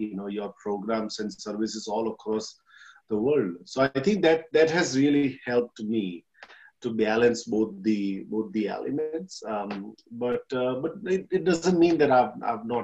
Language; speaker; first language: English; non-native, local second language; Gujarati